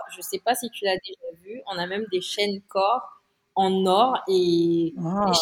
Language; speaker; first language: French; non-native, local second language; Malagasy